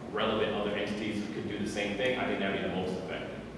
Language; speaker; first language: English; native; English